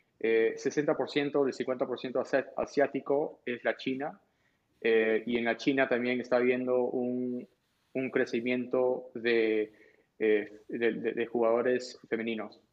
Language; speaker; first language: Spanish; early bilingual, heritage; Spanish